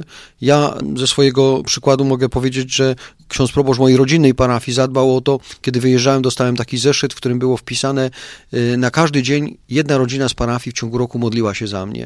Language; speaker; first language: Polish; native; Polish